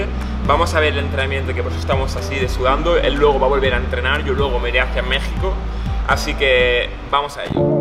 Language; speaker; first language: Spanish; native; Spanish